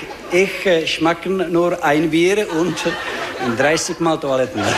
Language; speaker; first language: German; non-native, learner; Czech